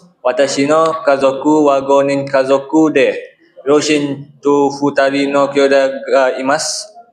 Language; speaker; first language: Japanese; non-native, learner; Malay